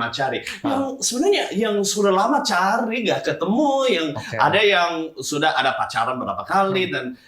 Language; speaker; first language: Indonesian; non-native, fluent; English